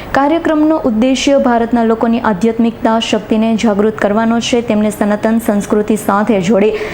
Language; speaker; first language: Gujarati; native; Gujarati